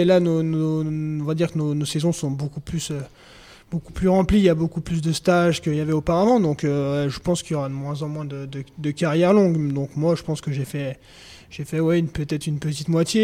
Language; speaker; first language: French; native; French